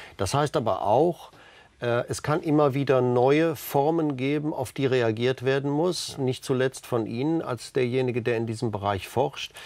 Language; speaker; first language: German; native; German